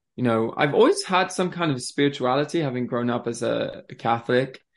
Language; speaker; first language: English; early bilingual, other home language; French